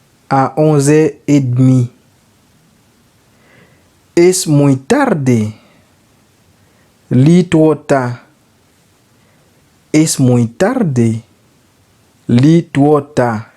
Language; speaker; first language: Spanish; non-native, learner; Haitian Creole